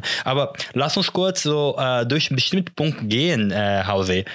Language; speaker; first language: German; non-native, learner; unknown